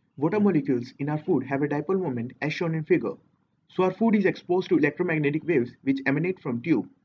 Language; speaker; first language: English; non-native, local second language; Hindi